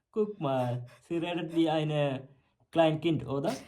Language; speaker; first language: German; non-native, learner; Malayalam